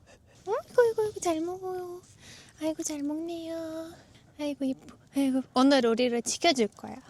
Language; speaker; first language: Korean; non-native, fluent; Turkish